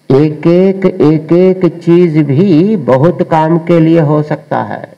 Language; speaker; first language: Hindi; non-native, local second language; Telugu